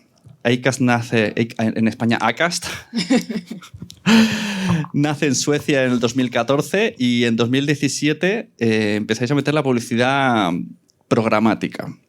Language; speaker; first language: Spanish; native; Spanish